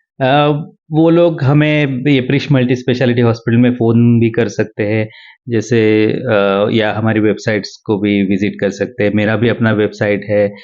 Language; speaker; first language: Hindi; non-native, local second language; Marathi